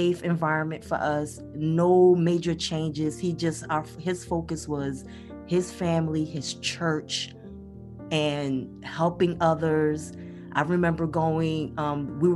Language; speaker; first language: English; native; English